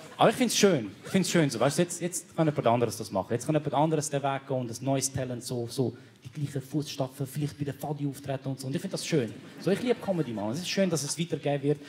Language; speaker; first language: German; early bilingual, other home language; Croatian